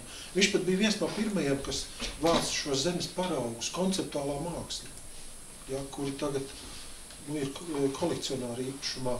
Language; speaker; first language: Latvian; native; Latvian